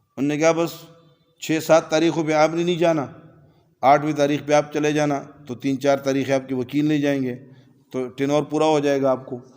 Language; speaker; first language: Urdu; non-native, local second language; Pashto